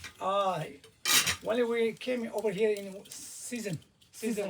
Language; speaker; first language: English; non-native, learner; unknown